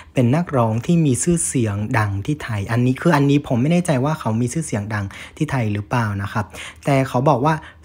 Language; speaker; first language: Thai; non-native, fluent; Vietnamese